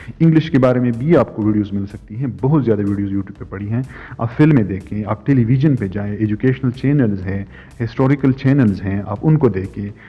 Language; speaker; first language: Urdu; native; Urdu